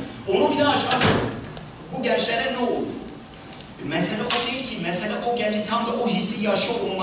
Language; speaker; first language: Turkish; native; Turkish